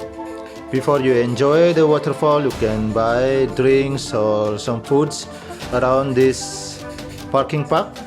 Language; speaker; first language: English; non-native, local second language; Indonesian